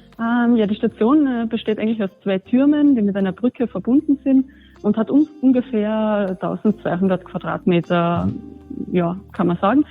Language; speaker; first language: German; native; German